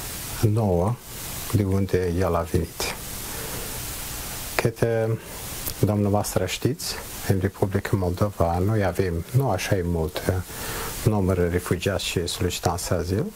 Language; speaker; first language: Romanian; non-native, learner; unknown